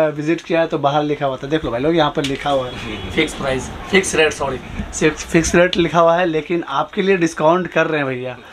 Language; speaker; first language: Hindi; native; Hindi